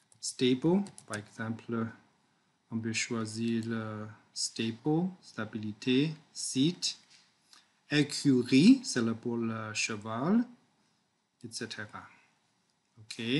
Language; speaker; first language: French; non-native, learner; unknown